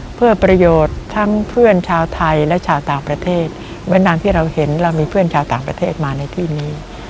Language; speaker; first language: Thai; native; Thai